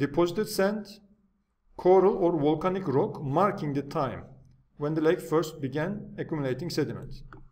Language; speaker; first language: English; non-native, fluent; Turkish